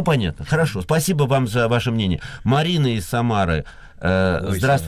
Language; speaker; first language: Russian; native; Russian